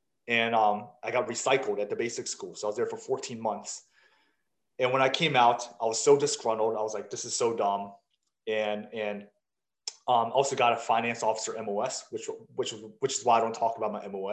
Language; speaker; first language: English; early bilingual, other home language; Chinese